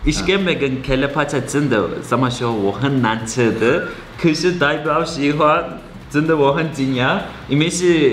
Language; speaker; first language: Chinese; non-native, learner; Turkish